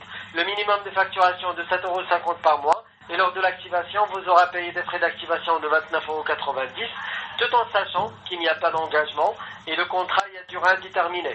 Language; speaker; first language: French; native; French